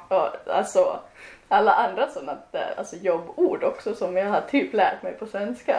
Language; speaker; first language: Swedish; non-native, local second language; Finnish